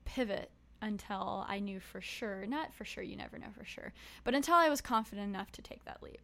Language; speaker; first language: English; native; English